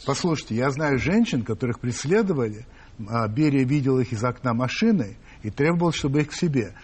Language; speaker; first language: Russian; non-native, fluent; English